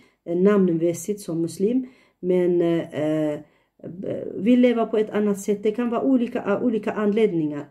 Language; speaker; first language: Swedish; non-native, fluent; Tigrinya